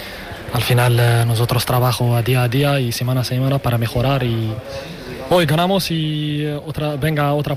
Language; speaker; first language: Spanish; non-native, learner; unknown